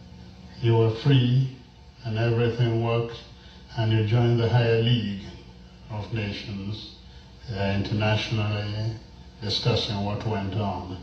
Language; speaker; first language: English; non-native, local second language; Igbo